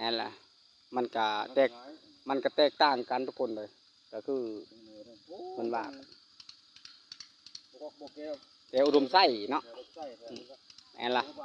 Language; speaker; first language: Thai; non-native, local second language; Lao